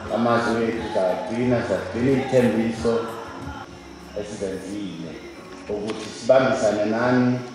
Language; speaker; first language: Zulu; non-native, local second language; Swati